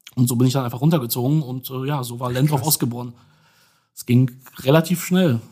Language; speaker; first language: German; native; German